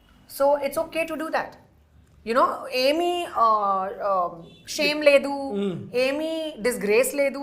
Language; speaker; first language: Telugu; non-native, learner; Hindi